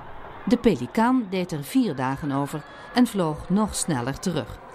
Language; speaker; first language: Dutch; native; Dutch